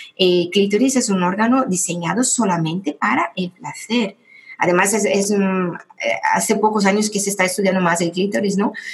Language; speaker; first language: Spanish; non-native, fluent; Portuguese